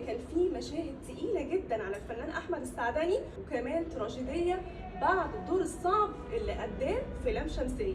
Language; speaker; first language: Arabic; native; Arabic